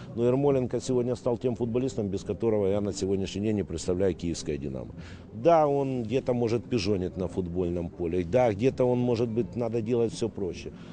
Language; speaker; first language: Russian; native; Russian